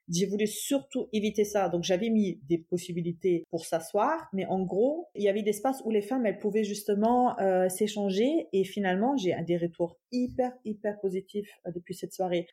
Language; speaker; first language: French; non-native, fluent; German